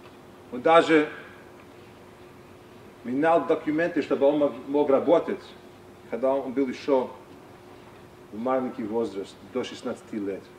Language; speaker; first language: Russian; non-native, fluent; English